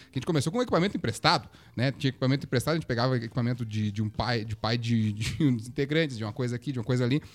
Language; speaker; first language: Portuguese; native; Portuguese